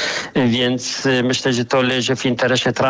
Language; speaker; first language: Polish; non-native, fluent; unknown